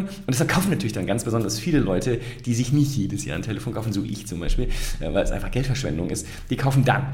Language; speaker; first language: German; native; German